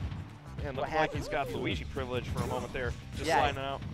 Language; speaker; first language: English; native; English